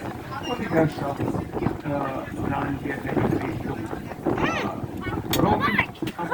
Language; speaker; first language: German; non-native, learner; Croatian